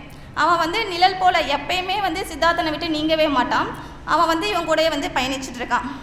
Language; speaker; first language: Tamil; native; Tamil